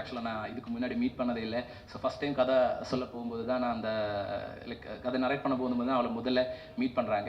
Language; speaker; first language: Tamil; non-native, learner; Malayalam